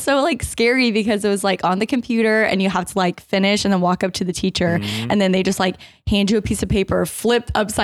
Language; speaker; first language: English; native; English